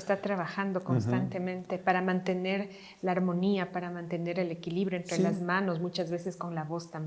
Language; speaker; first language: Spanish; native; Spanish